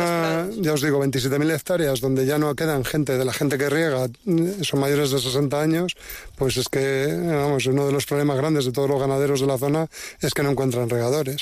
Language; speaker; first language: Spanish; native; Spanish